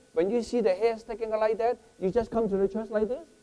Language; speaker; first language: English; non-native, fluent; Chinese